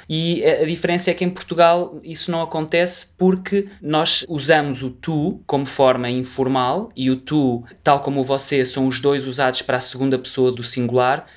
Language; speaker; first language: Portuguese; native; Portuguese